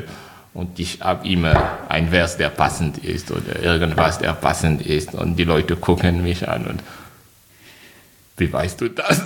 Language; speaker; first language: German; non-native, fluent; French